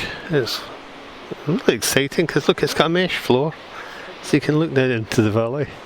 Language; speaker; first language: English; native; English